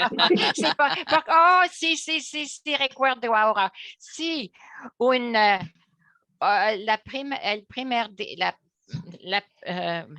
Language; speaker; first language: Spanish; non-native, learner; French